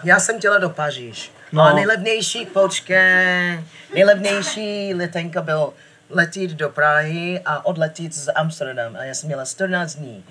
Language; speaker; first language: Czech; non-native, fluent; English